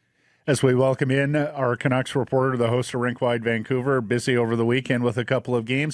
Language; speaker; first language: English; native; English